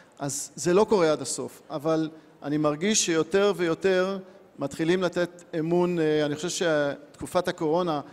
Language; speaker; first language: Hebrew; native; Hebrew